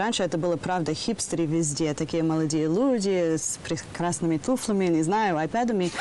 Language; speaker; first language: Russian; non-native, fluent; English